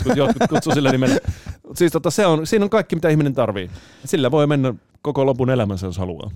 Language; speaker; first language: Finnish; early bilingual, heritage; Finnish